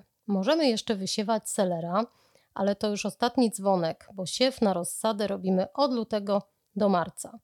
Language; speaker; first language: Polish; native; Polish